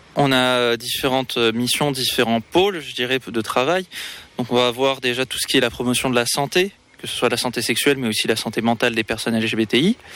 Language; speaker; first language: French; native; French